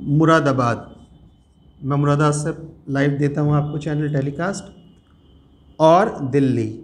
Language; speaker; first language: Hindi; native; Hindi